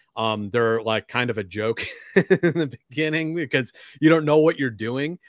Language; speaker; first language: English; native; English